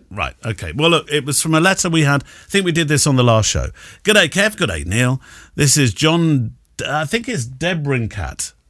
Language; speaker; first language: English; native; English